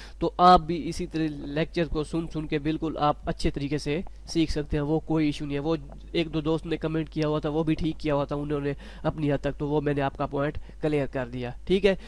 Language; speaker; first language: Urdu; non-native, local second language; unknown